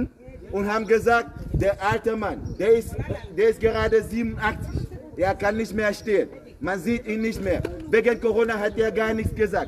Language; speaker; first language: German; non-native, fluent; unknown